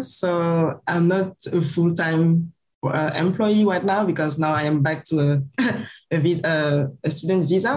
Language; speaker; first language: English; non-native, fluent; French